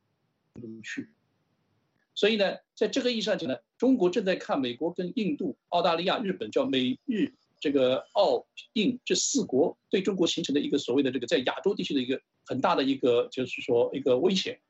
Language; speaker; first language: Chinese; native; Chinese